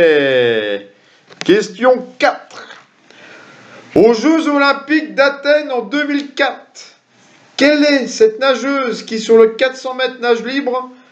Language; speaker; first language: French; native; French